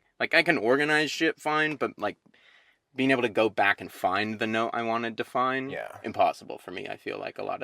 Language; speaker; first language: English; native; English